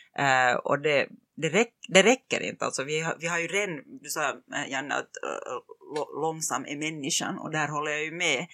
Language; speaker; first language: Swedish; native; Swedish